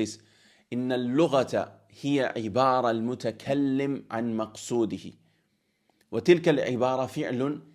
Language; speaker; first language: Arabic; non-native, fluent; English